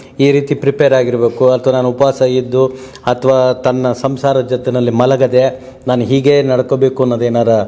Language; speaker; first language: Kannada; native; Kannada